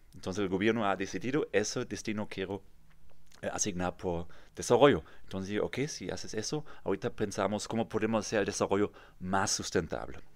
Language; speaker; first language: Spanish; non-native, fluent; German